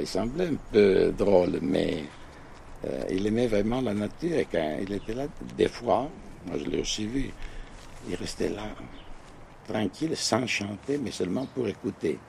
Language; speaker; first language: French; non-native, fluent; Italian